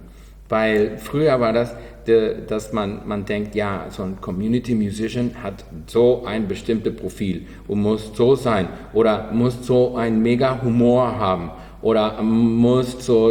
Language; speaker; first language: German; non-native, learner; Spanish